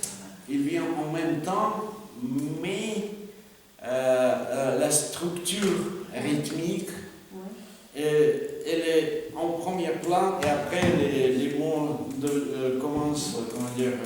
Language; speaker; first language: French; non-native, learner; Russian